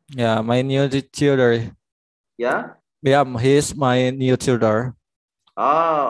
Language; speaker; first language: English; non-native, fluent; Indonesian